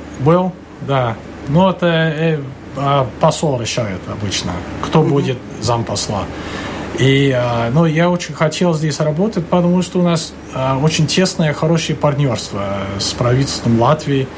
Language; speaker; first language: Russian; non-native, fluent; English